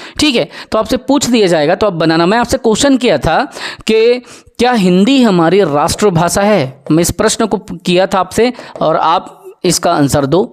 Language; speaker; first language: Hindi; native; Hindi